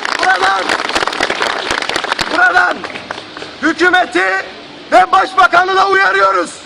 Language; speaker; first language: Turkish; native; Turkish